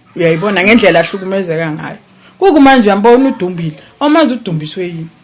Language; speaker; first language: Zulu; native; Zulu